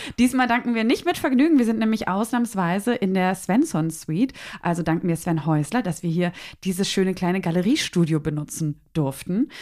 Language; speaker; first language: German; native; German